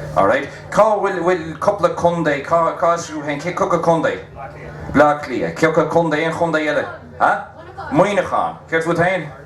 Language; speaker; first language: Irish; native; Irish